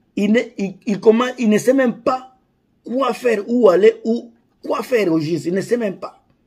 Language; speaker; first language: French; non-native, local second language; Lingala